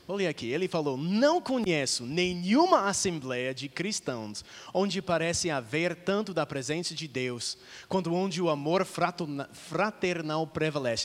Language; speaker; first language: Portuguese; non-native, fluent; English